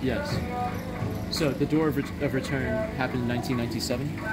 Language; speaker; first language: English; non-native, fluent; French